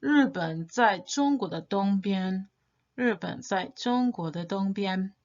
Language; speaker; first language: Chinese; non-native, fluent; English